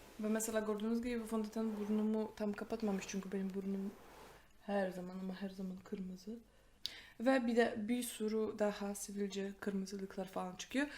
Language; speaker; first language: Turkish; non-native, fluent; Polish